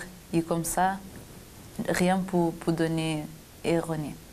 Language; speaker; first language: French; non-native, fluent; Portuguese